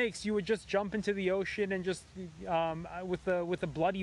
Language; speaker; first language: English; native; English